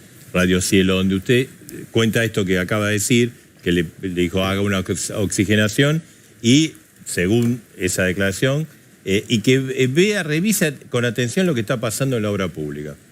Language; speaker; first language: Spanish; native; Spanish